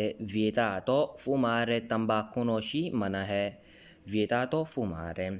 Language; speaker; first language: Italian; non-native, learner; Urdu